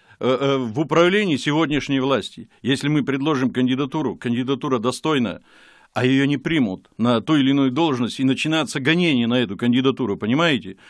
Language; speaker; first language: Russian; native; Russian